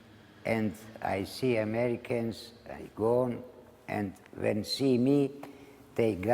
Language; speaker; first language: English; non-native, learner; Ladino